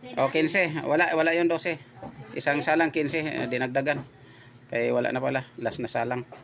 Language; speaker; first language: Filipino; non-native, local second language; Cebuano